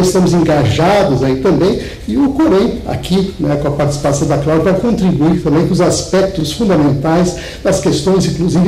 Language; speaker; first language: Portuguese; native; Portuguese